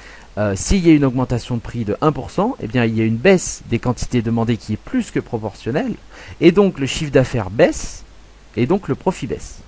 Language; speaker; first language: French; native; French